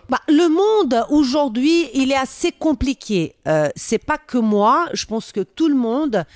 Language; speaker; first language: French; non-native, fluent; Portuguese